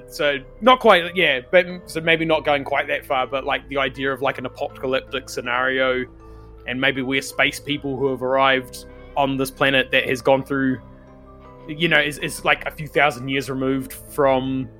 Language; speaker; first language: English; native; English